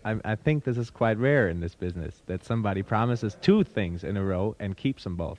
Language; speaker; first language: English; non-native, fluent; German